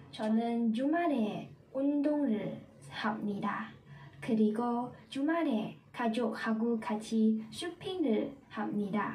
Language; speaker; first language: Korean; non-native, learner; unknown